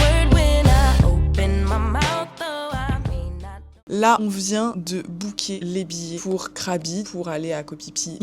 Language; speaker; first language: French; native; French